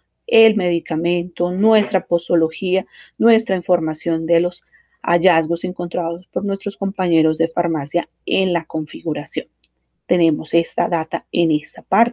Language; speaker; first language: Spanish; native; Spanish